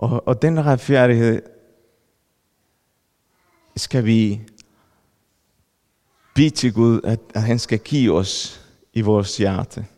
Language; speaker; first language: Danish; non-native, fluent; Spanish